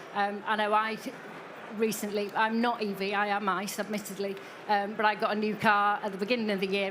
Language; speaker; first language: English; native; English